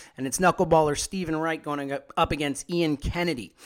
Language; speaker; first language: English; native; English